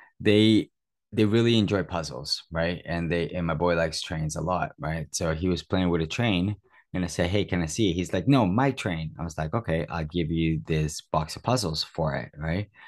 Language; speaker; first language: English; early bilingual, other home language; Spanish